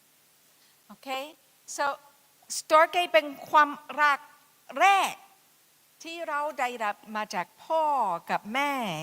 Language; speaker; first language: Thai; non-native, fluent; English